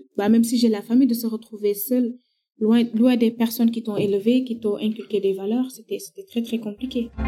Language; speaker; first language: French; non-native, local second language; Wolof